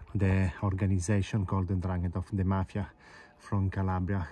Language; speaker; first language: English; non-native, fluent; Italian